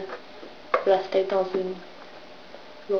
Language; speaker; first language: French; non-native, learner; English